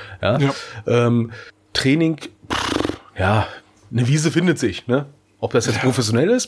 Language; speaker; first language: German; native; German